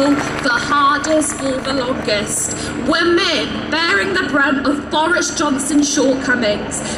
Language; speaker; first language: English; native; English